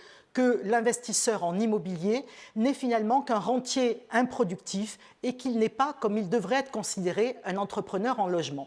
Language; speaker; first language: French; native; French